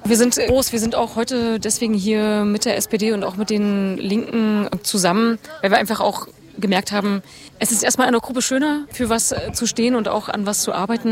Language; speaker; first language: German; native; German